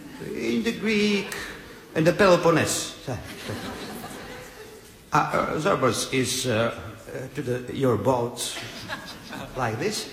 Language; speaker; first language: English; non-native, learner; Bulgarian